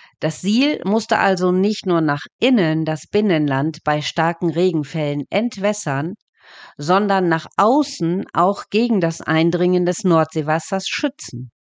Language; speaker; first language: German; native; German